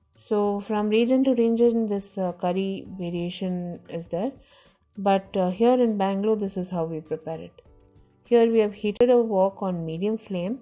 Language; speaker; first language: English; non-native, local second language; Tamil